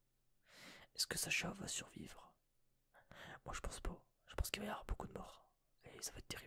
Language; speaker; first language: French; native; French